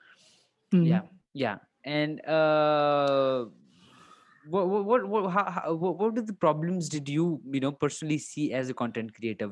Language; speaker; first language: English; non-native, local second language; Hindi